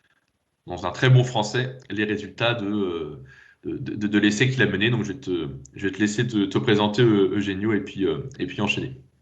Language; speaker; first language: French; native; French